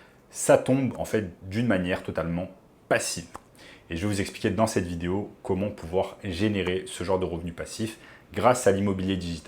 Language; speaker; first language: French; native; French